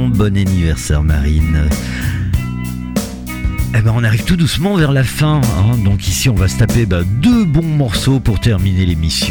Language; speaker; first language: French; native; French